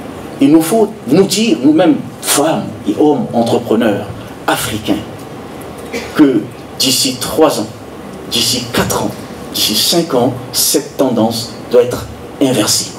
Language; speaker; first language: French; non-native, local second language; Sango